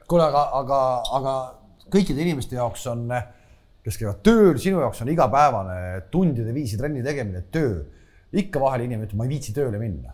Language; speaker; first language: Estonian; native; Estonian